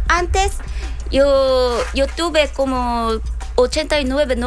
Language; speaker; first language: Spanish; non-native, learner; Korean